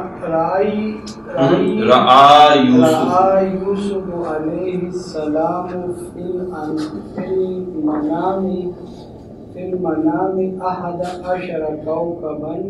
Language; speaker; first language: Arabic; non-native, learner; Urdu